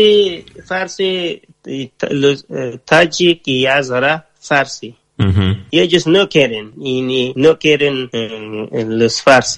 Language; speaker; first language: Spanish; non-native, learner; Persian